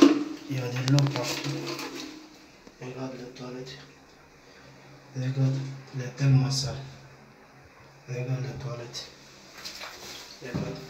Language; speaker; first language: French; non-native, learner; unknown